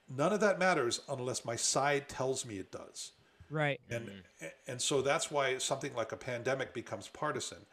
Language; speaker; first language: English; native; English